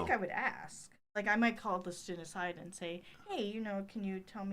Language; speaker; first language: English; native; English